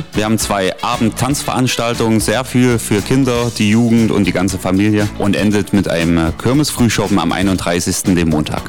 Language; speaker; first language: German; native; German